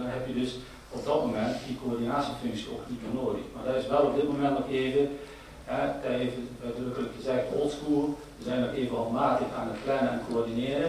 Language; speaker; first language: Dutch; native; Dutch